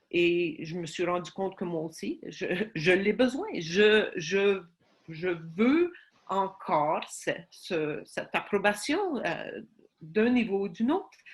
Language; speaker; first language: French; non-native, fluent; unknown